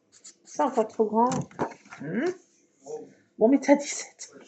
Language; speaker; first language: French; native; French